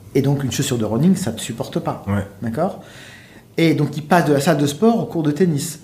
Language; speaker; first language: French; native; French